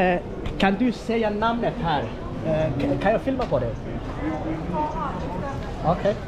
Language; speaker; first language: Swedish; non-native, learner; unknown